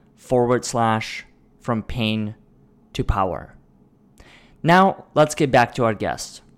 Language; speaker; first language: English; early bilingual, other home language; Russian